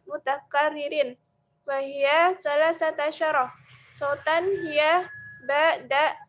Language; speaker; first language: Arabic; non-native, learner; Indonesian